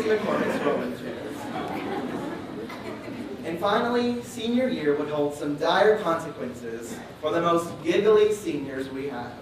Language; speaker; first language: English; native; English